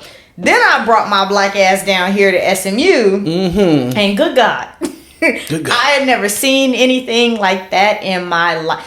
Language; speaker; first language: English; native; English